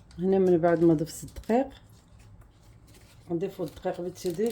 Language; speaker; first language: Arabic; native; Arabic